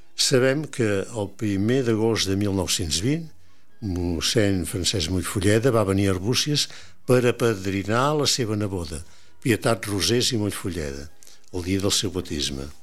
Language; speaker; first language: Catalan; native; Catalan